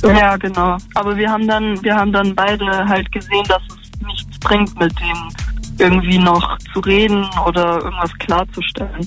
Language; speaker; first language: German; native; German